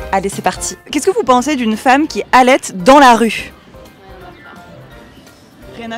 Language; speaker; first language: French; native; French